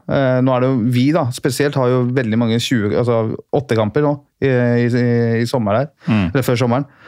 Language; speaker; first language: Norwegian; early bilingual, other home language; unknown